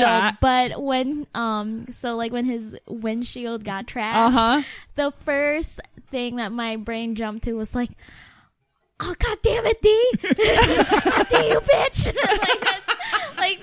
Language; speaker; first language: English; non-native, local second language; Filipino